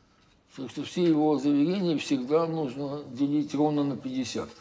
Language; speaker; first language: Russian; native; Russian